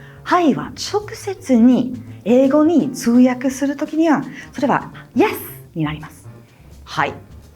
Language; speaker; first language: Japanese; non-native, fluent; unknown